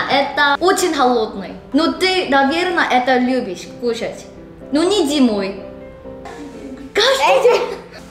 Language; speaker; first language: Russian; non-native, learner; Korean